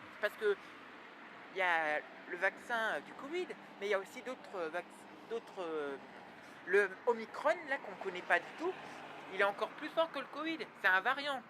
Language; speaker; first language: French; native; French